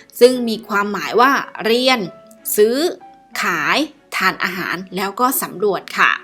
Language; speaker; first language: Thai; native; Thai